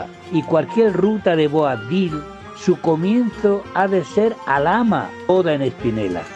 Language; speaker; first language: Spanish; native; Spanish